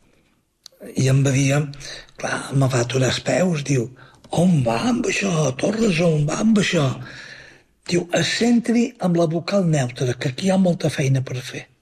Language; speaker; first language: Catalan; native; Catalan